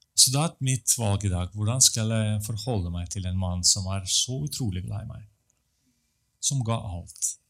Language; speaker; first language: Norwegian; non-native, fluent; Russian